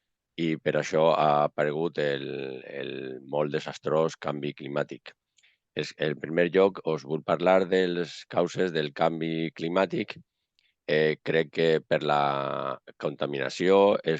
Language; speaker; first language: Catalan; non-native, local second language; Spanish